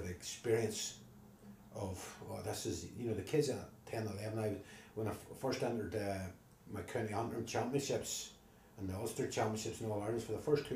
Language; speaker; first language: English; native; English